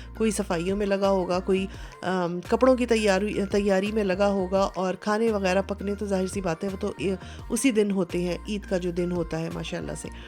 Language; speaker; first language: Urdu; native; Urdu